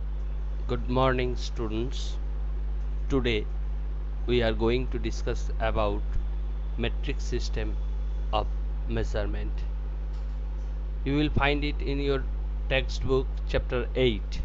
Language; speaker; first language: English; non-native, local second language; Bangla